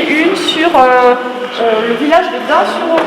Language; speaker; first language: French; native; French